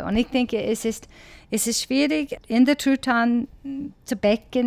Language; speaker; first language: German; non-native, learner; English